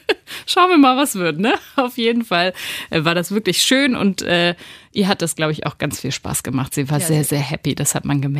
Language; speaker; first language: German; native; German